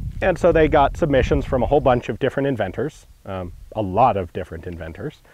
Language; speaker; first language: English; native; English